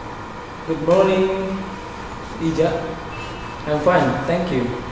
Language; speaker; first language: English; non-native, learner; Indonesian